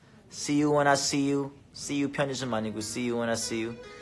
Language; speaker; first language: English; early bilingual, other home language; Korean